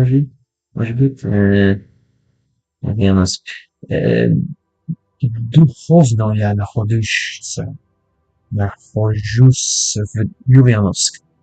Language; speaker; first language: Russian; non-native, learner; English